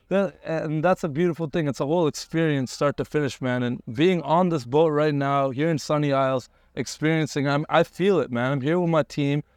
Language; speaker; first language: English; early bilingual, other home language; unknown